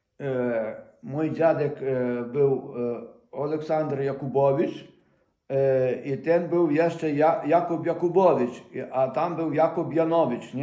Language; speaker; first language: Polish; non-native, fluent; Ukrainian